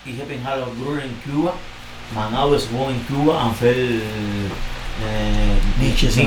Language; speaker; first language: Dutch; non-native, learner; Spanish